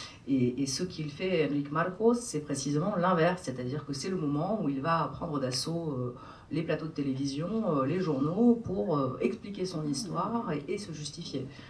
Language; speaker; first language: French; native; French